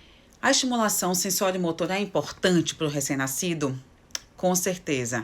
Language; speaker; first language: Portuguese; native; Portuguese